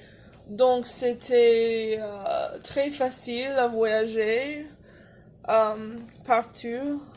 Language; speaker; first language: French; non-native, fluent; English